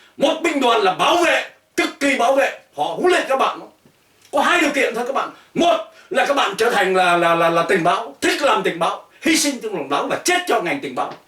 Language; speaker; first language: Vietnamese; native; Vietnamese